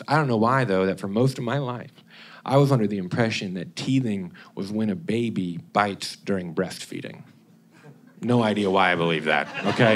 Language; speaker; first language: English; native; English